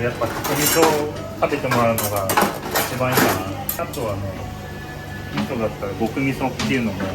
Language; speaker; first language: Japanese; native; Japanese